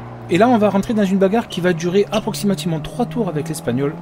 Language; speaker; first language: French; native; French